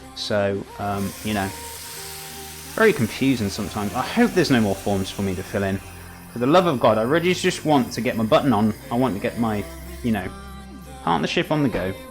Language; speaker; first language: English; native; English